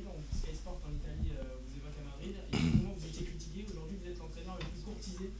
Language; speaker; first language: French; native; French